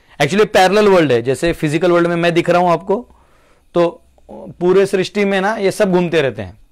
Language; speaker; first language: Hindi; non-native, local second language; Marathi